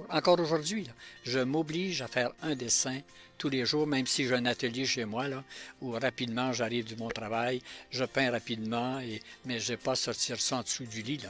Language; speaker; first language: French; native; French